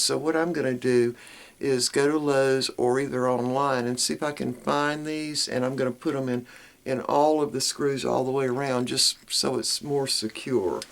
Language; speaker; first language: English; native; English